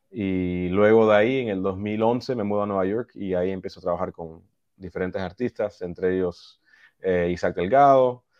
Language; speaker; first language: Spanish; early bilingual, heritage; Spanish